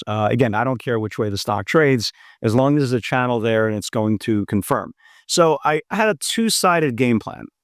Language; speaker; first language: English; native; English